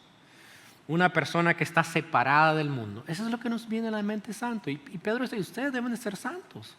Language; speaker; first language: Spanish; native; Spanish